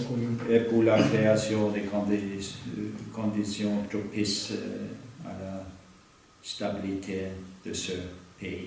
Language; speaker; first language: French; non-native, fluent; Norwegian